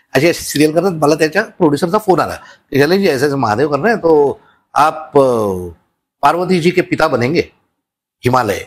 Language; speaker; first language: Hindi; non-native, local second language; Marathi